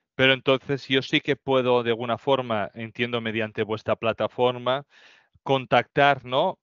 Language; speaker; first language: Spanish; native; Spanish